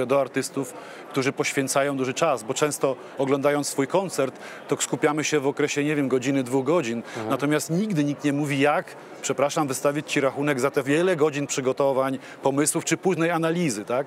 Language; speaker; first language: Polish; native; Polish